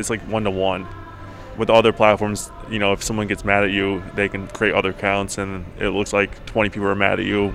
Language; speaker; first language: English; early bilingual, other home language; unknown